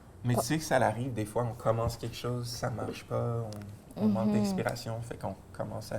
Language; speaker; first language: French; native; French